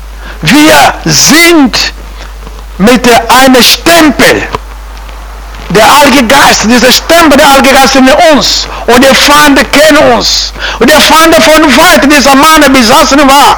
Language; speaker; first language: German; non-native, fluent; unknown